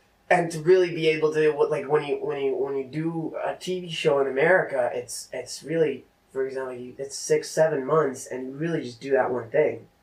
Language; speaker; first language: English; non-native, fluent; Czech